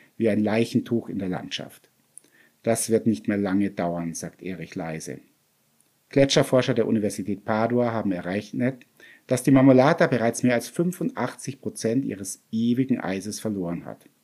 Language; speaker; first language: German; native; German